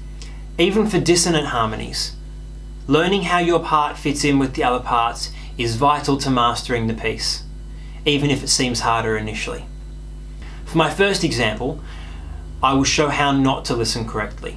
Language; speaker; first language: English; native; English